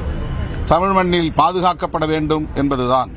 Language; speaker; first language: Tamil; native; Tamil